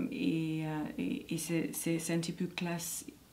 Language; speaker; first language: French; non-native, learner; English